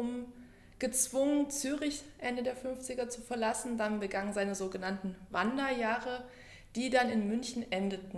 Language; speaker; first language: German; native; German